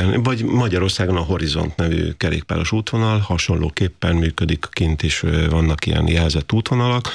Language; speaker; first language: Hungarian; native; Hungarian